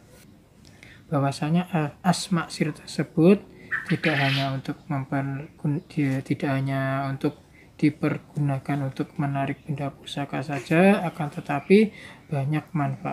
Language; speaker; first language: Indonesian; non-native, local second language; Javanese